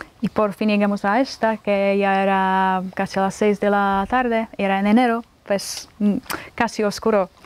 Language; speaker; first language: Spanish; non-native, fluent; Czech